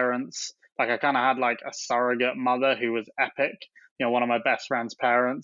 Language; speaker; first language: English; native; English